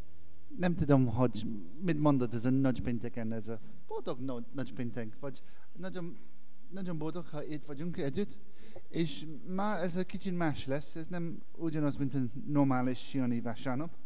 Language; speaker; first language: Hungarian; non-native, learner; English